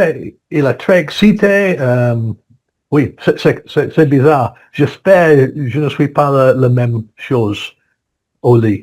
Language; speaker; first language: French; non-native, learner; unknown